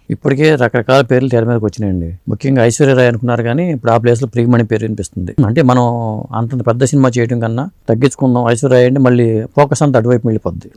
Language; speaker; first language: Telugu; native; Telugu